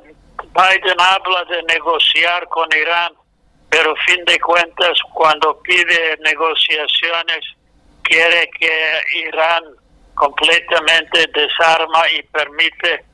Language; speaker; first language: Spanish; non-native, fluent; English